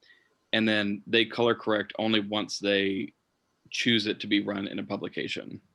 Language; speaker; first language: English; native; English